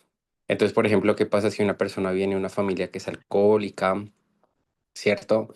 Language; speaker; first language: Spanish; native; Spanish